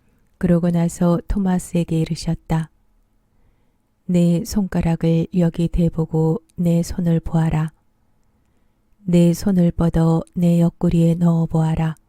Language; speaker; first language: Korean; native; Korean